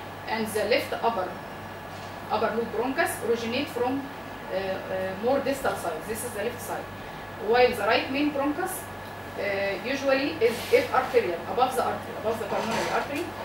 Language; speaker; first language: English; non-native, fluent; Arabic